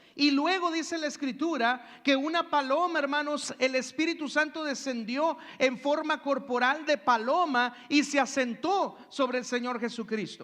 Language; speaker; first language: Spanish; native; Spanish